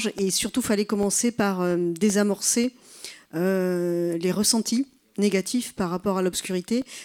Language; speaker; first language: French; native; French